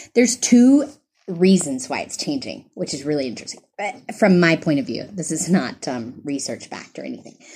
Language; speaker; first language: English; native; English